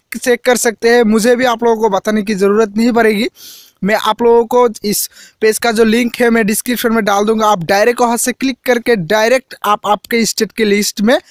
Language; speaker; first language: Hindi; non-native, local second language; Assamese